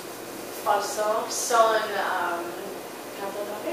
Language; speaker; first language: Spanish; non-native, learner; English